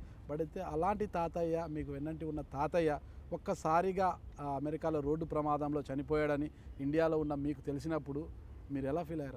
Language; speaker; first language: Telugu; native; Telugu